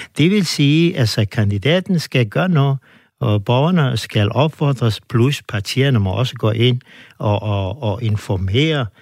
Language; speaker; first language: Danish; non-native, fluent; Turkish